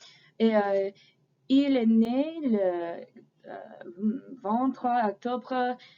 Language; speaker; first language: French; non-native, fluent; English